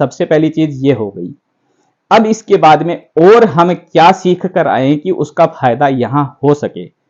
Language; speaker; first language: Hindi; native; Hindi